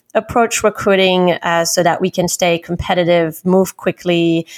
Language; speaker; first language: English; non-native, fluent; French